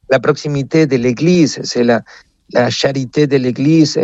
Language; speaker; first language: French; non-native, fluent; Spanish